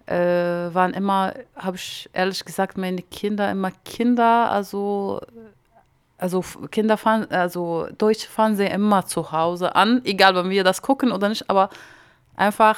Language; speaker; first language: German; non-native, learner; Arabic